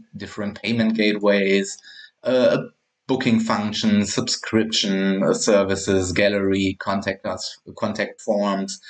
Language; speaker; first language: English; non-native, fluent; German